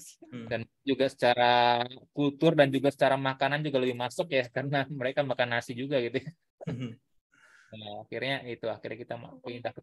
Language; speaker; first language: Indonesian; native; Indonesian